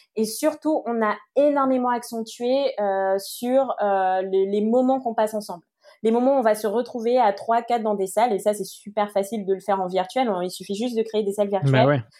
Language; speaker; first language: French; native; French